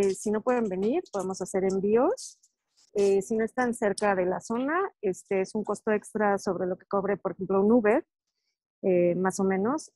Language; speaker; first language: Spanish; native; Spanish